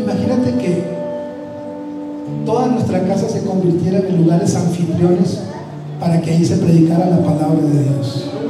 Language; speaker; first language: Spanish; native; Spanish